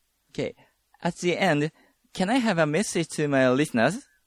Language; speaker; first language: English; non-native, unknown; Japanese